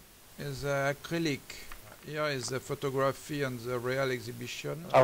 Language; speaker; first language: English; non-native, learner; French